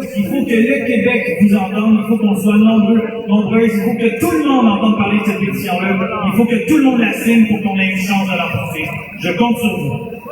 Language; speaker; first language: French; native; French